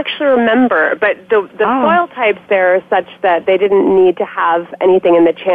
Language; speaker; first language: English; native; English